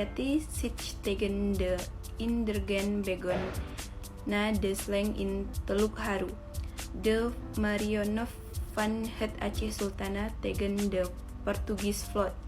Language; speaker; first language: Dutch; non-native, learner; Indonesian